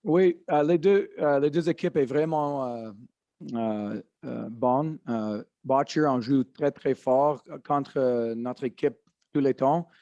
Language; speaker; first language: French; non-native, learner; English